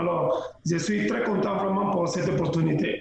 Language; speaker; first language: French; non-native, fluent; Spanish